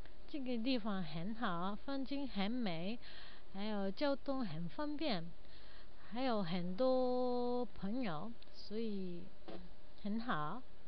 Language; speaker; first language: Chinese; non-native, learner; Japanese